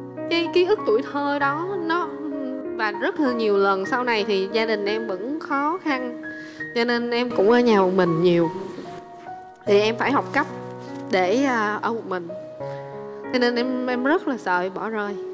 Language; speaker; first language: Vietnamese; native; Vietnamese